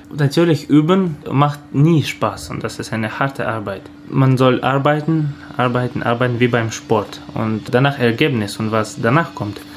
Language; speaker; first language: German; non-native, fluent; Russian